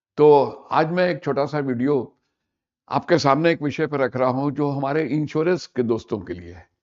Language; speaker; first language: Hindi; native; Hindi